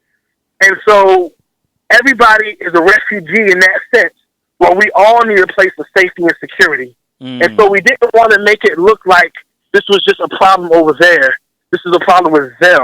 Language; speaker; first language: English; native; English